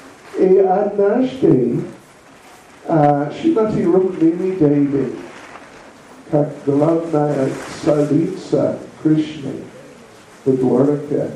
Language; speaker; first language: Russian; non-native, learner; English